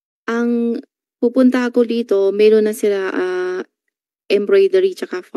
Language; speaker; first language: Filipino; non-native, learner; Chinese